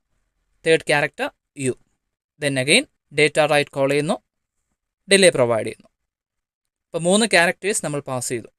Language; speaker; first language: Malayalam; native; Malayalam